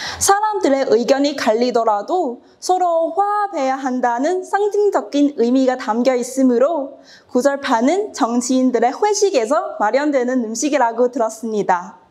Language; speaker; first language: Korean; non-native, fluent; Cantonese